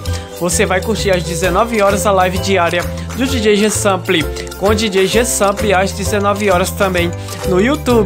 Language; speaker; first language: Portuguese; native; Portuguese